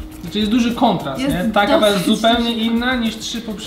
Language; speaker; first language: Polish; native; Polish